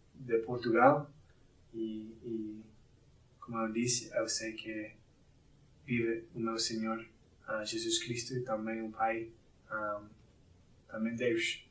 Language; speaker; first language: Portuguese; non-native, learner; English